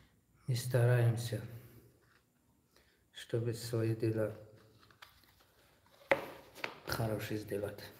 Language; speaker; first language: Russian; non-native, learner; Tajik